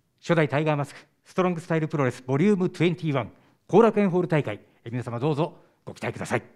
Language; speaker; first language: Japanese; native; Japanese